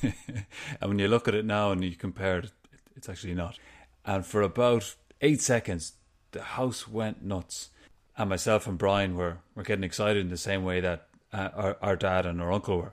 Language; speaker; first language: English; native; English